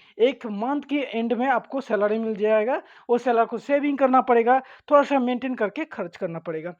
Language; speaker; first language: Hindi; non-native, local second language; Bangla